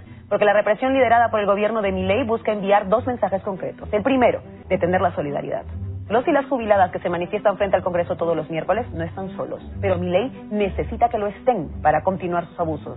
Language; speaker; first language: Spanish; native; Spanish